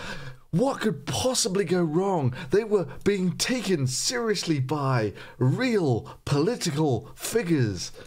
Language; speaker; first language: English; native; English